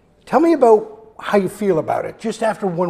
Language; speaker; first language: English; native; English